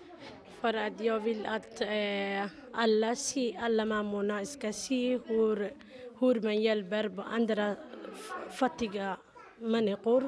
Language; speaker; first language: Swedish; non-native, learner; Somali